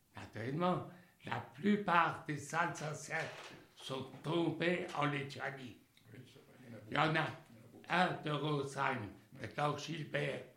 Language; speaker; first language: French; native; French